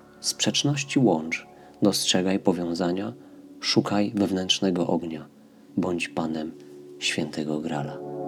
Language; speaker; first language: Polish; native; Polish